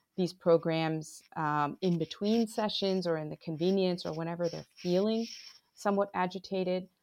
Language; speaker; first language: English; non-native, local second language; Bangla